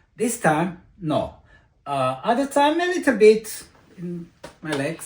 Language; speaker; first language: English; non-native, learner; Italian